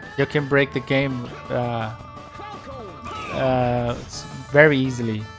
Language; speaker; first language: English; non-native, fluent; Portuguese